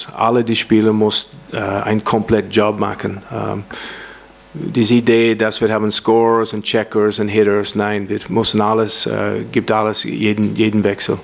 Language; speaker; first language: German; non-native, learner; English